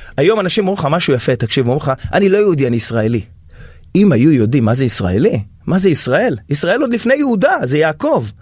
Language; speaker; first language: Hebrew; native; Hebrew